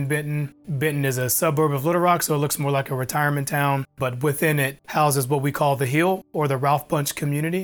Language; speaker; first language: English; native; English